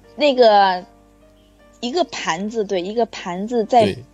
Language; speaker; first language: Chinese; native; Chinese